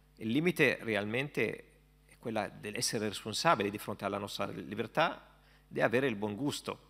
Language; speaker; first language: Italian; non-native, fluent; Arabic